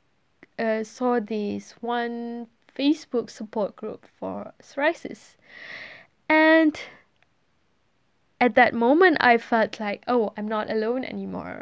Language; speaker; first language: English; non-native, local second language; Malay